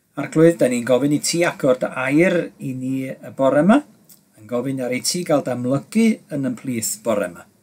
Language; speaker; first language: Welsh; native; Welsh